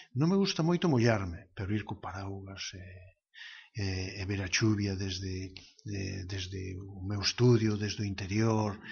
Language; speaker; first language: Galician; native; Galician